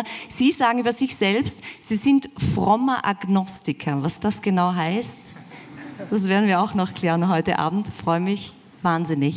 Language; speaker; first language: German; native; German